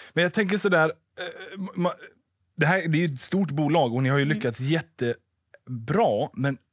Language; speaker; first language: Swedish; native; Swedish